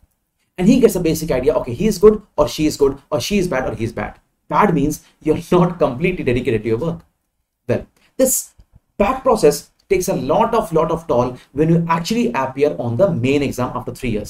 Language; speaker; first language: English; non-native, local second language; Hindi